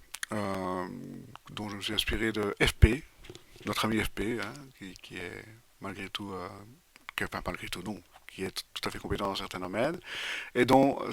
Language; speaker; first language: French; native; French